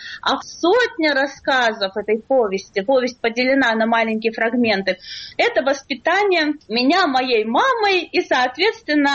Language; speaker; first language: Russian; native; Russian